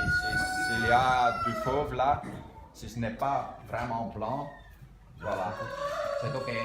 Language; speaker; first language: French; non-native, local second language; Dutch